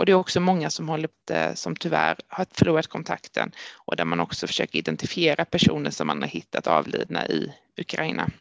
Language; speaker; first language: Swedish; native; Swedish